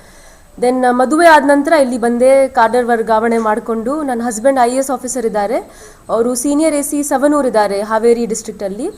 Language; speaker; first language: Kannada; non-native, fluent; Hindi